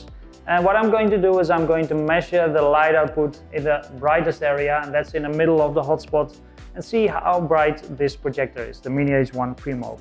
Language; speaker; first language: English; non-native, fluent; Dutch